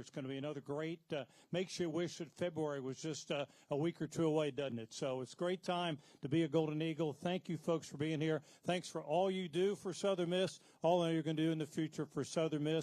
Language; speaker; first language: English; native; English